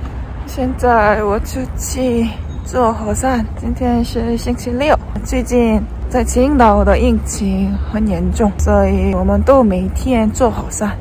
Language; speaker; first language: Chinese; non-native, learner; Korean